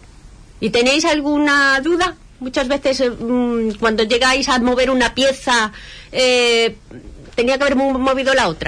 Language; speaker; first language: Spanish; native; Spanish